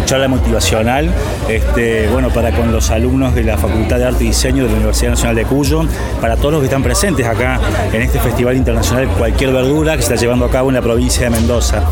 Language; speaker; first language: Spanish; native; Spanish